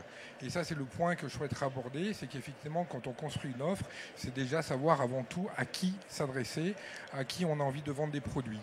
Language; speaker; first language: French; native; French